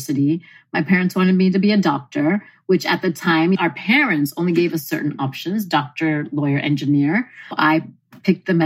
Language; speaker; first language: English; native; English